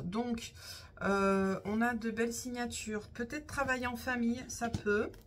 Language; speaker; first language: French; native; French